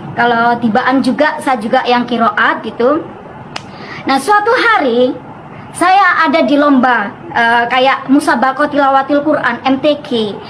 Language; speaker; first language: Indonesian; non-native, local second language; Madurese